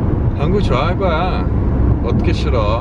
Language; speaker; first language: Korean; non-native, learner; Portuguese